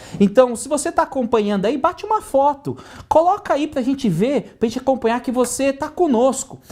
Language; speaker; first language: Portuguese; native; Portuguese